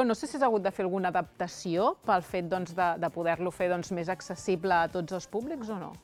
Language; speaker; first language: Catalan; native; Catalan